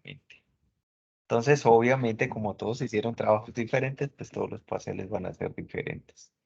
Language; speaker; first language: Spanish; native; Spanish